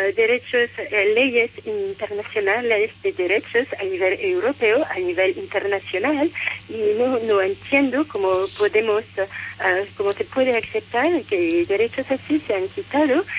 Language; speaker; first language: Spanish; non-native, fluent; French